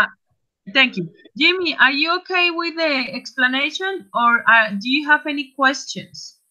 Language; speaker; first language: English; non-native, fluent; Spanish